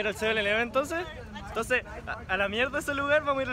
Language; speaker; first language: Spanish; native; Spanish